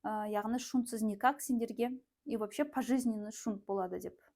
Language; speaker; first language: Russian; non-native, local second language; Kazakh